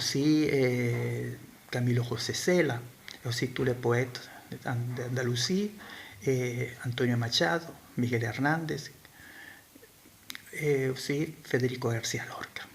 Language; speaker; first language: French; non-native, learner; Spanish